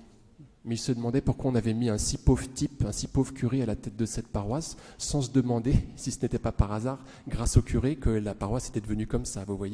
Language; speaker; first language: French; native; French